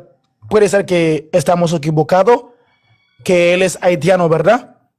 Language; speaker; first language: Spanish; non-native, learner; Haitian Creole